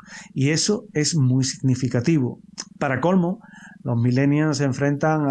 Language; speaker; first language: Spanish; native; Spanish